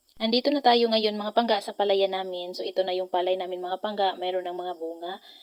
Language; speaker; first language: Filipino; non-native, local second language; Cebuano